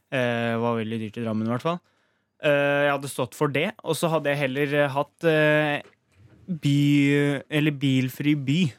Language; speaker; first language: Norwegian; early bilingual, other home language; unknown